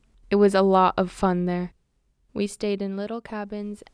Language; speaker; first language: English; native; English